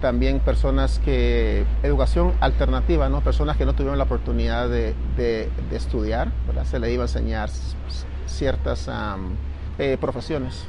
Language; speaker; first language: Spanish; native; Spanish